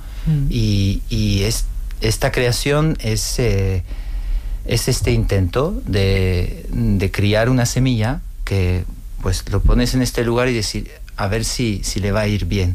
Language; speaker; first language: Spanish; non-native, fluent; French